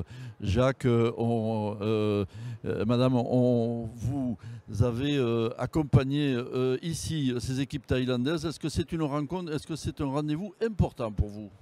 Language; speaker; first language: French; native; French